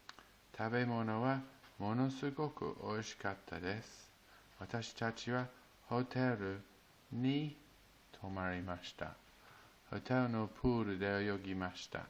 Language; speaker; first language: Japanese; non-native, fluent; English